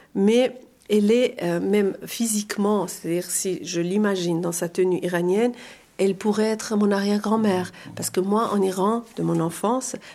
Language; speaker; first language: French; non-native, fluent; Persian